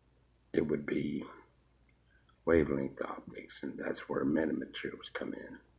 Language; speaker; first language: English; native; English